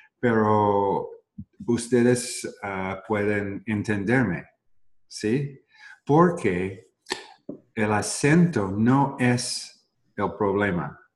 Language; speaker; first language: Spanish; non-native, learner; English